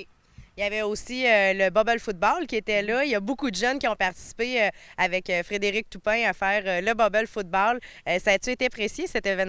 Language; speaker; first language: French; native; French